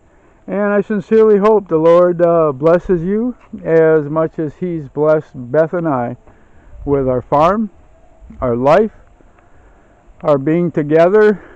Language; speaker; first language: English; native; English